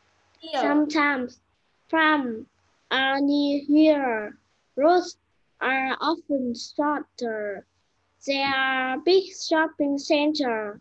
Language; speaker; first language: English; non-native, learner; Vietnamese